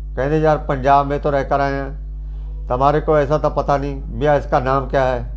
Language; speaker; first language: Hindi; non-native, local second language; Punjabi